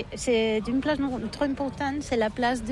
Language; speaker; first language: French; non-native, learner; Catalan